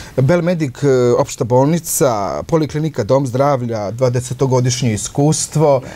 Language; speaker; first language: Bosnian; native; Bosnian